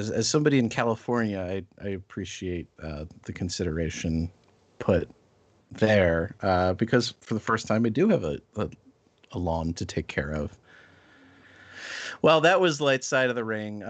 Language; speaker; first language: English; native; English